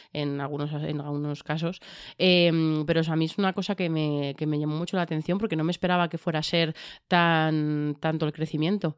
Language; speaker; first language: Spanish; native; Spanish